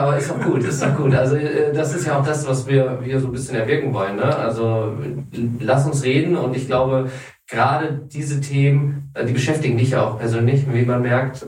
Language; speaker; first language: German; native; German